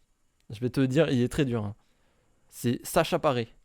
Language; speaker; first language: French; native; French